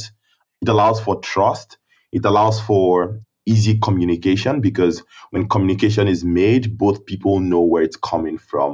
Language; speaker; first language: English; non-native, local second language; Igbo